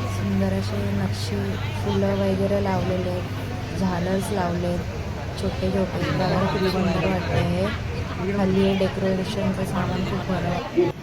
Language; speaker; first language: Marathi; native; Marathi